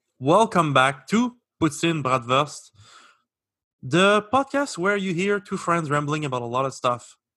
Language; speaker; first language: English; non-native, local second language; French